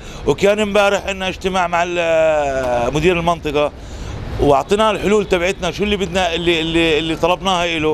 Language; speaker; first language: Arabic; native; Arabic